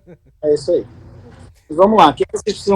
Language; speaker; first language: Portuguese; native; Portuguese